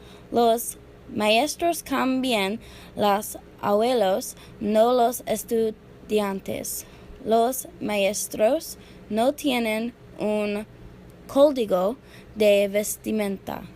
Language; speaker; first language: Spanish; non-native, learner; English